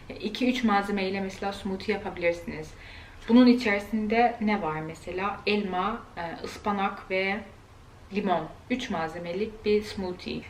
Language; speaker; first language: Turkish; early bilingual, heritage; Turkish